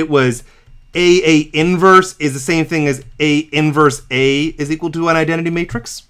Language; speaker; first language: English; native; English